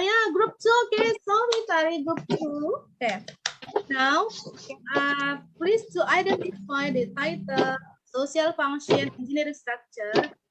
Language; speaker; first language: English; non-native, learner; Indonesian